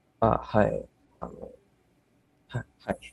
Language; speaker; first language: Japanese; early bilingual, heritage; English